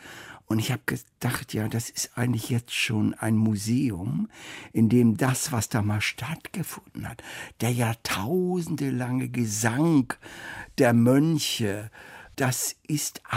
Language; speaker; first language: German; native; German